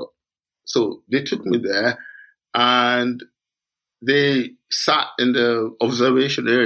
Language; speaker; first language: English; non-native, local second language; Yoruba